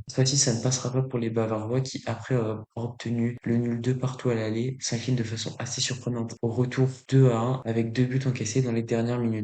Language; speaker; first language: French; native; French